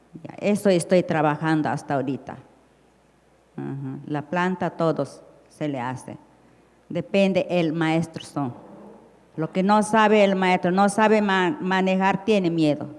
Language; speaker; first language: Spanish; non-native, local second language; Shipibo-Conibo